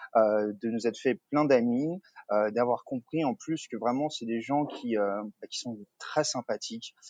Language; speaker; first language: French; native; French